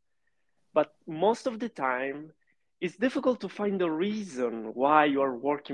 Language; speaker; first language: English; non-native, fluent; Italian